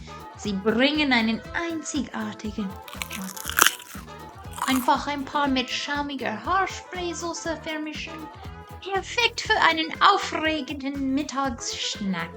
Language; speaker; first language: German; non-native, fluent; English